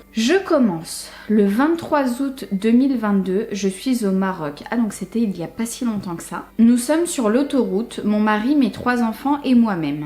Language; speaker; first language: French; native; French